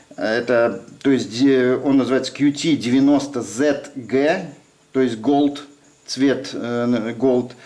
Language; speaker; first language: Russian; native; Russian